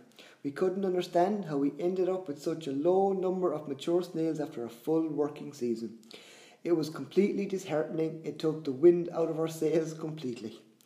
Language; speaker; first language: English; native; English